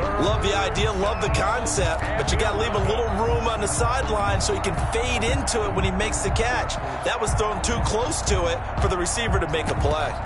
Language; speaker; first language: English; native; English